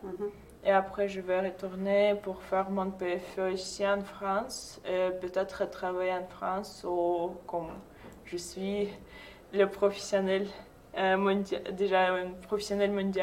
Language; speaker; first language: French; non-native, fluent; Russian